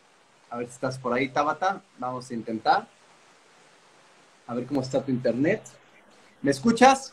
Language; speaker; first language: Spanish; native; Spanish